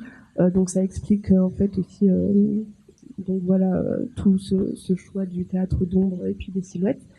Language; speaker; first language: French; native; French